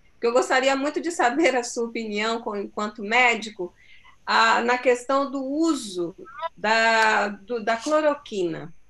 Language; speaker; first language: Portuguese; native; Portuguese